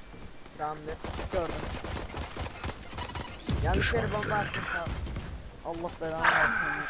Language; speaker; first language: Turkish; native; Turkish